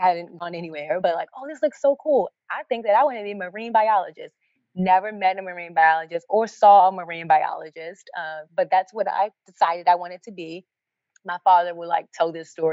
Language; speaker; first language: English; native; English